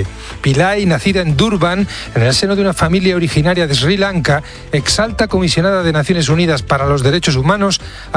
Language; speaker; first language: Spanish; native; Spanish